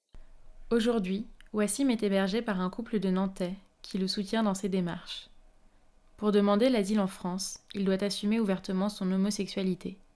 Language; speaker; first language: French; native; French